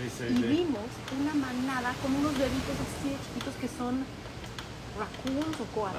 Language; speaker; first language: Spanish; early bilingual, other home language; Polish